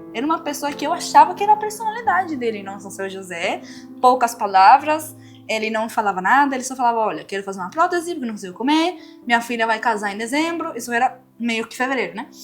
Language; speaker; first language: Portuguese; non-native, fluent; Spanish